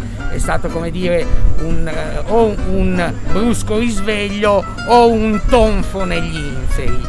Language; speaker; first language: Italian; native; Italian